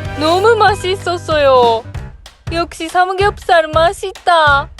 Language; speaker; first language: Korean; non-native, learner; Japanese